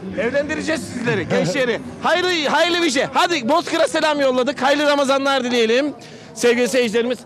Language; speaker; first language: Turkish; native; Turkish